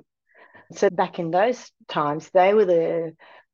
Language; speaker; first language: English; native; English